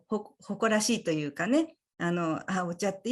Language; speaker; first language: Japanese; native; Japanese